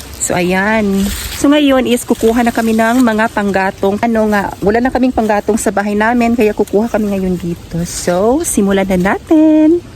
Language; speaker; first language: Filipino; non-native, local second language; Cebuano